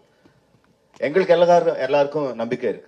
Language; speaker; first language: Tamil; non-native, fluent; Telugu